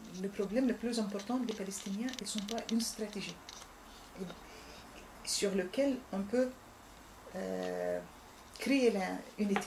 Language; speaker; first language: French; non-native, fluent; Arabic